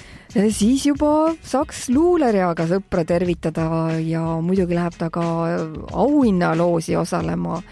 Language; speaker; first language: Estonian; native; Estonian